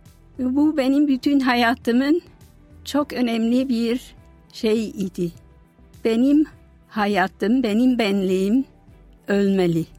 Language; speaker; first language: Turkish; non-native, fluent; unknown